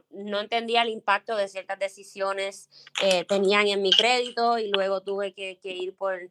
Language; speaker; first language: Spanish; native; Spanish